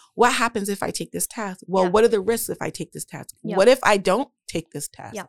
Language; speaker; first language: English; native; English